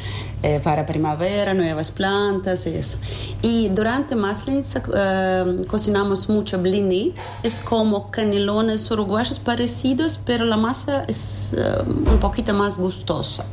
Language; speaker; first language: Spanish; non-native, fluent; Russian